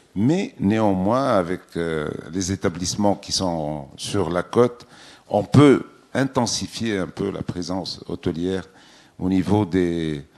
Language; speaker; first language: French; non-native, local second language; Arabic